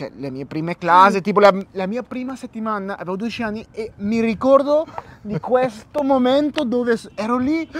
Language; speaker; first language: Italian; non-native, fluent; English